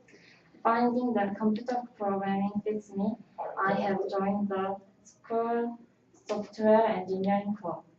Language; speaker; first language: English; non-native, learner; Korean